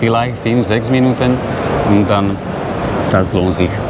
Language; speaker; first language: German; non-native, learner; Slovak